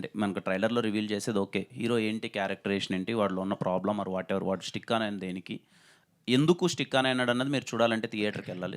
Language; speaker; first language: Telugu; native; Telugu